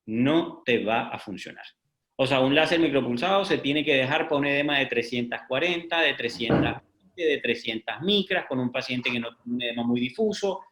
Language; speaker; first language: Spanish; native; Spanish